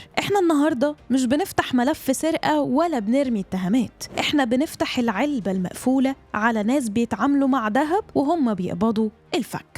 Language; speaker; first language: Arabic; native; Arabic